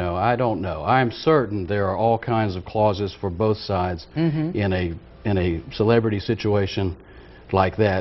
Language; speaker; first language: English; native; English